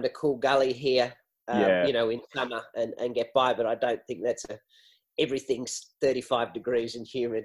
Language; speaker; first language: English; native; English